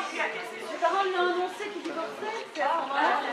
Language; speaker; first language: French; native; French